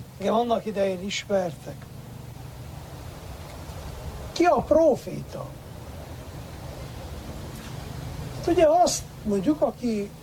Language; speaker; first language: Hungarian; native; Hungarian